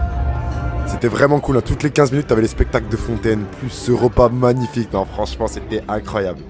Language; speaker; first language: French; native; French